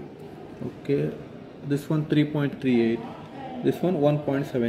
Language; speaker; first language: English; non-native, learner; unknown